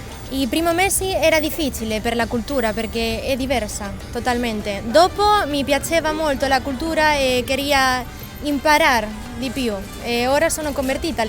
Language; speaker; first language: Italian; non-native, learner; Spanish